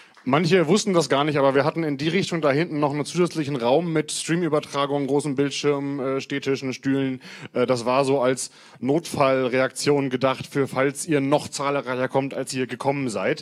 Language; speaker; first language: German; native; German